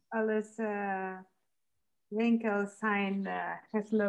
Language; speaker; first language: Dutch; non-native, learner; Spanish